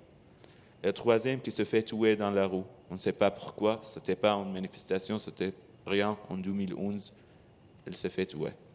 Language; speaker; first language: French; non-native, learner; Arabic